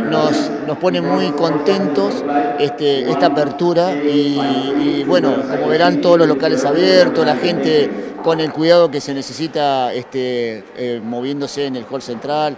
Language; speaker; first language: Spanish; native; Spanish